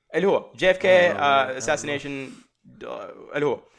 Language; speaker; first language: Arabic; early bilingual, heritage; Arabic